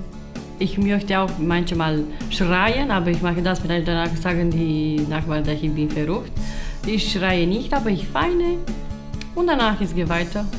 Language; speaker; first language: German; non-native, learner; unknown